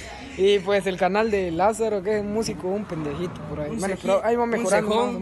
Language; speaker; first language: Spanish; native; Spanish